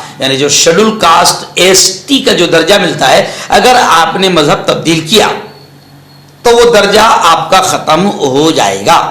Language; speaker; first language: Urdu; native; Urdu